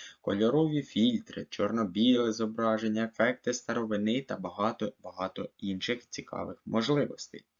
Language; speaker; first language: Ukrainian; native; Ukrainian